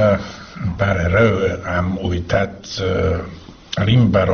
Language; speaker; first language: Romanian; non-native, fluent; Slovak